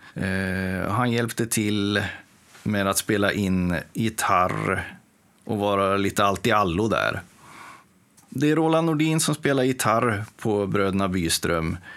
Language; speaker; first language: Swedish; native; Swedish